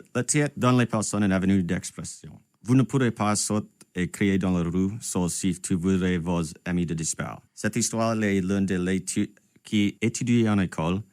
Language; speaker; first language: French; non-native, local second language; English